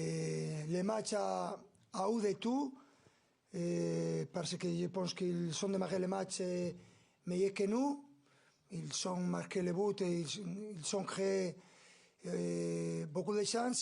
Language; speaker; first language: French; non-native, fluent; Spanish